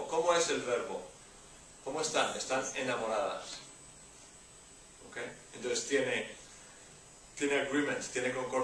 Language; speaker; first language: Spanish; non-native, fluent; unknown